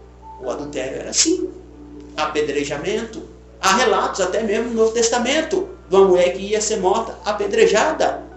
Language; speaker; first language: Portuguese; native; Portuguese